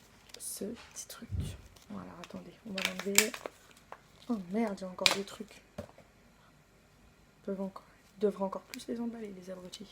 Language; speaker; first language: French; native; French